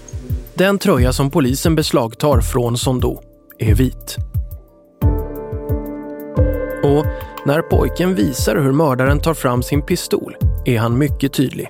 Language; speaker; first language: Swedish; native; Swedish